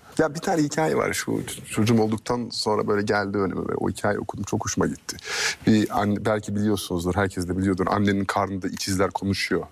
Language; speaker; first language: Turkish; early bilingual, heritage; Turkish